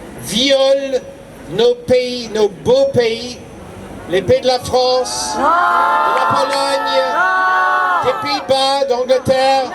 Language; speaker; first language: French; non-native, fluent; English